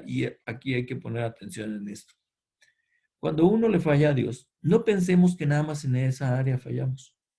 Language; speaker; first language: Spanish; native; Spanish